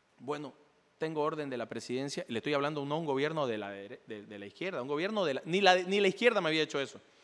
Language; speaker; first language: Spanish; native; Spanish